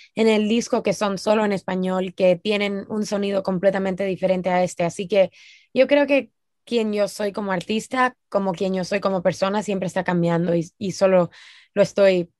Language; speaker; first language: Spanish; early bilingual, heritage; Spanish